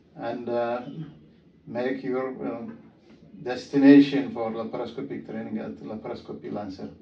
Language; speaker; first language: English; non-native, fluent; Amharic